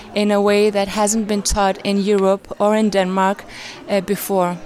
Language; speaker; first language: English; non-native, fluent; Arabic